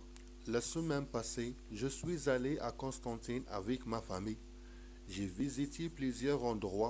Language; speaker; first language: French; non-native, local second language; Arabic